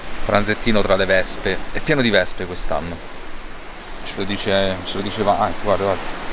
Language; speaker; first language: Italian; native; Italian